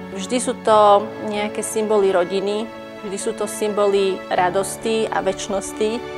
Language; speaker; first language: Slovak; non-native, fluent; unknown